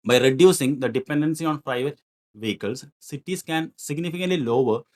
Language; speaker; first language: English; non-native, local second language; Malayalam